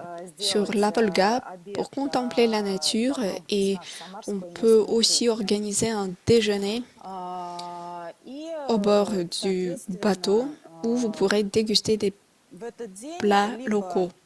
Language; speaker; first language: French; non-native, fluent; Russian